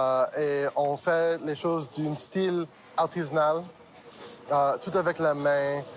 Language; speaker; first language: French; non-native, local second language; English